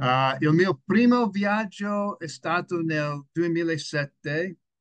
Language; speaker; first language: Italian; non-native, learner; English